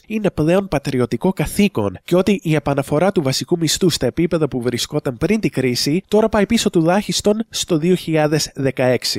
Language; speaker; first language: Greek; native; Greek